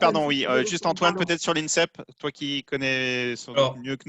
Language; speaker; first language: French; native; French